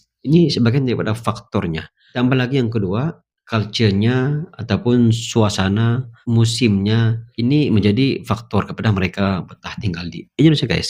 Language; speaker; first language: Indonesian; non-native, local second language; Malay